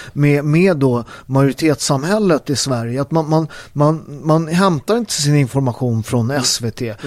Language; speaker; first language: Swedish; early bilingual, other home language; Italian